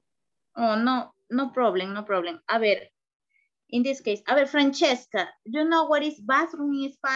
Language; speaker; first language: English; non-native, learner; Spanish